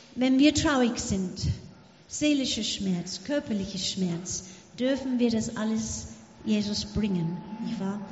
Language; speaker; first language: German; non-native, fluent; English